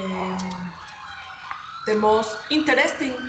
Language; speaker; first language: English; non-native, learner; Spanish